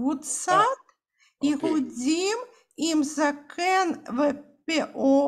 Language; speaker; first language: Hebrew; non-native, fluent; Russian